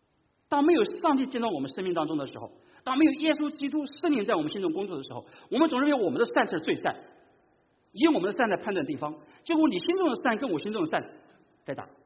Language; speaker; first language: Chinese; native; Chinese